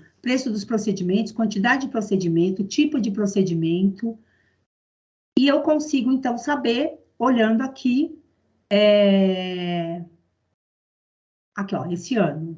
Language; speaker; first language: Portuguese; native; Portuguese